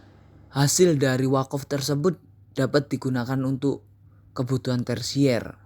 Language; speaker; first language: Indonesian; native; Indonesian